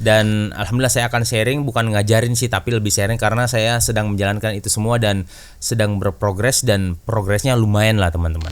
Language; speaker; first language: Indonesian; native; Indonesian